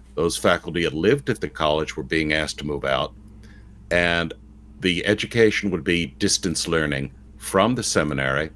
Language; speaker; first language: English; native; English